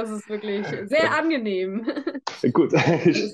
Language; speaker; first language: German; native; German